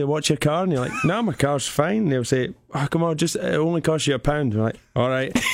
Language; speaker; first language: English; native; English